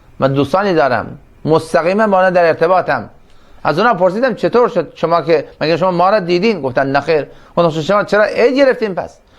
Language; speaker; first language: Persian; non-native, local second language; Turkmen